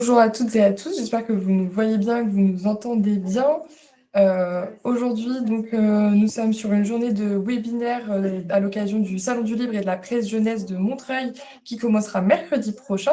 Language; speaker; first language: French; native; French